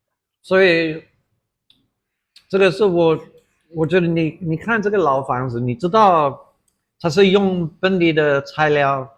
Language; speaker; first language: Chinese; non-native, fluent; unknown